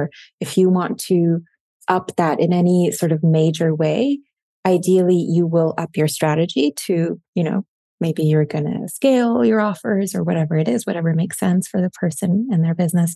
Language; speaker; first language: English; non-native, fluent; German